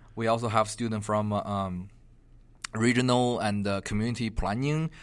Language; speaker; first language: English; non-native, fluent; Chinese